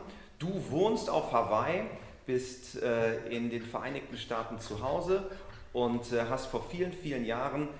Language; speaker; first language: German; native; German